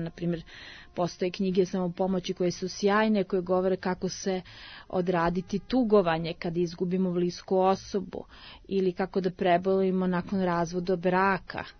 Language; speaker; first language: Serbian; native; Serbian